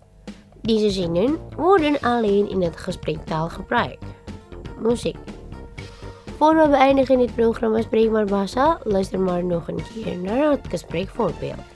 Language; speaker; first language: Dutch; non-native, learner; Indonesian